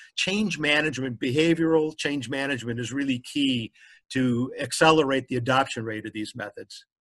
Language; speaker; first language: English; native; English